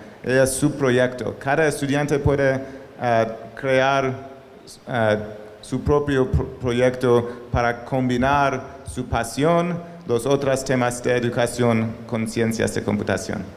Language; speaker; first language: Spanish; non-native, learner; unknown